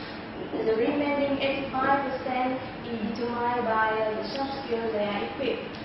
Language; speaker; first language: English; non-native, learner; Vietnamese